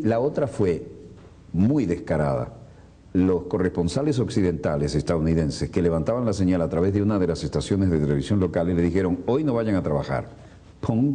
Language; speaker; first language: Spanish; native; Spanish